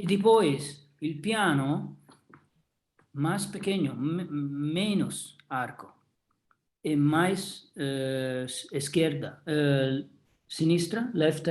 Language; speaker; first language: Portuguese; non-native, learner; Italian